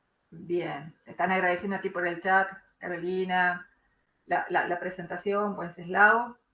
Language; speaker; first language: Spanish; native; Spanish